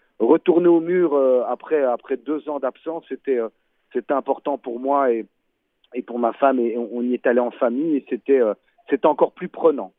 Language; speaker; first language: French; native; French